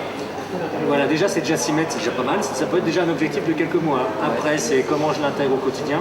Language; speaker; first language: French; native; French